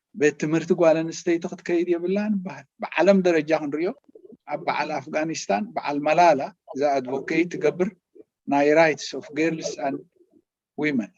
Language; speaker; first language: Tigrinya; native; Tigrinya